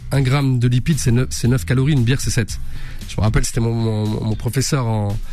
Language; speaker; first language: French; early bilingual, other home language; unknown